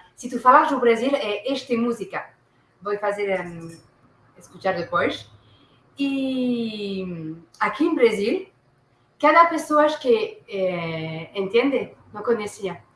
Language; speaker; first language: Portuguese; non-native, learner; French